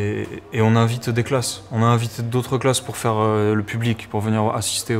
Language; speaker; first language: French; native; French